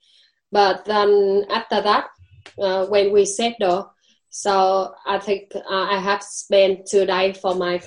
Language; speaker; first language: English; non-native, learner; Vietnamese